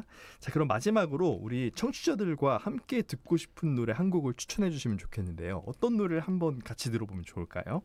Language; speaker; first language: Korean; native; Korean